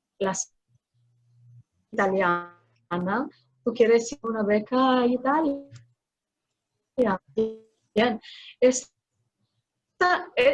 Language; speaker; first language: Spanish; non-native, fluent; Filipino